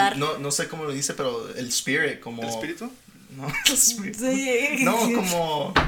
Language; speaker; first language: Spanish; non-native, fluent; English